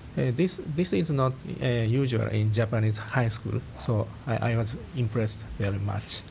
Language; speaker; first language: English; non-native, fluent; Japanese